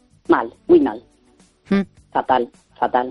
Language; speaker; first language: Spanish; native; Spanish